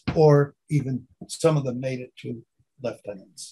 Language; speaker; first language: English; native; English